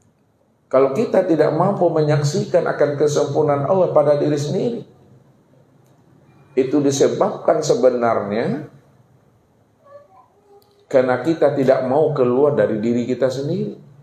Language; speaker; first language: Indonesian; native; Indonesian